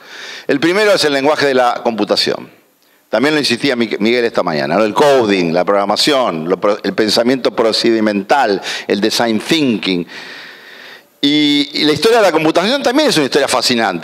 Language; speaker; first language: Spanish; native; Spanish